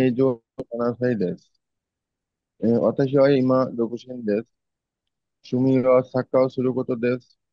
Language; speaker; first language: Japanese; non-native, learner; Bangla